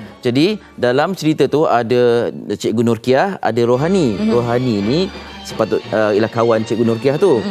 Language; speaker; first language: Malay; native; Malay